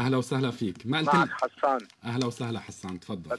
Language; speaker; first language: Arabic; native; Arabic